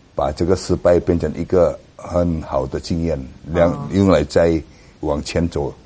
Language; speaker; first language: Chinese; non-native, learner; Indonesian